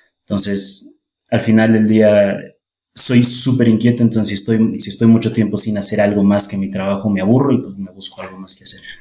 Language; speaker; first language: Spanish; native; Spanish